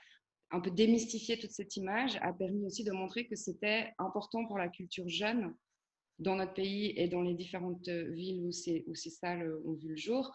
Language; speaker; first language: French; native; French